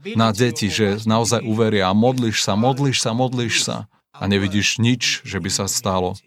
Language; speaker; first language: Slovak; non-native, fluent; Spanish